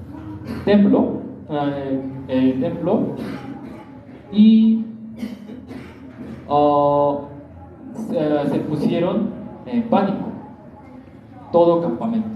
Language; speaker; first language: Spanish; non-native, learner; Korean